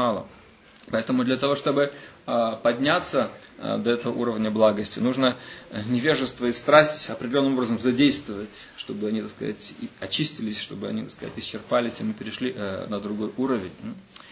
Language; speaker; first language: Russian; native; Russian